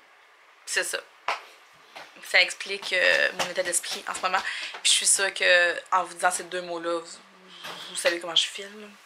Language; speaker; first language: French; native; French